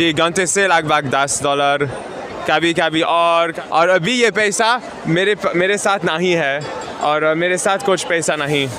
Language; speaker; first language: Hindi; non-native, learner; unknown